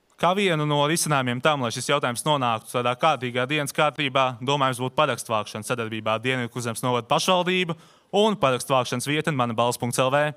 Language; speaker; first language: Latvian; native; Latvian